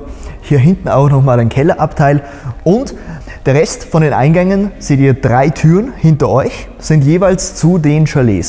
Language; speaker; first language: German; native; German